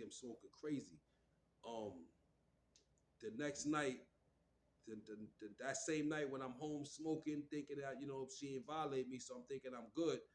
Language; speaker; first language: English; native; English